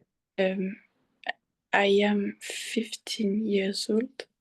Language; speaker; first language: English; non-native, learner; French